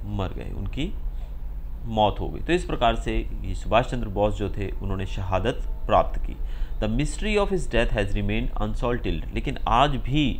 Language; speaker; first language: Hindi; non-native, local second language; Gujarati